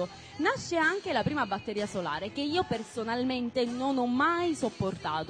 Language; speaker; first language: Italian; native; Italian